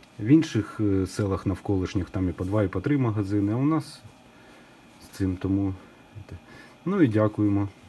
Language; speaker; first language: Ukrainian; non-native, local second language; Russian